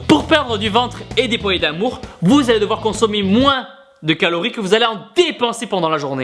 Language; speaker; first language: French; native; French